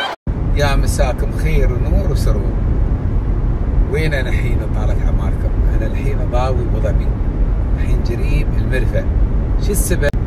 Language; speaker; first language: Arabic; native; Arabic